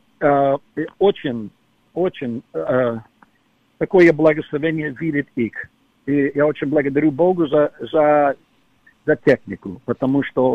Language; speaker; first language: Russian; non-native, fluent; English